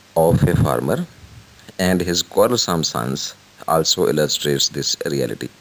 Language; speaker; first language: English; non-native, local second language; Urdu